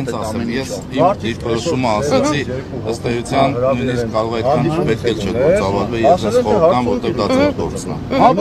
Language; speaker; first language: Armenian; native; Armenian